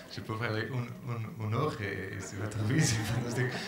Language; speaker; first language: French; non-native, learner; Portuguese